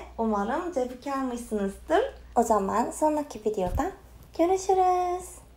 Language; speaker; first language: Turkish; non-native, fluent; Korean